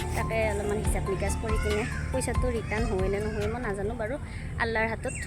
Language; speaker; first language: Assamese; native; Assamese